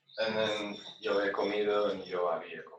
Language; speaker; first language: Spanish; non-native, fluent; English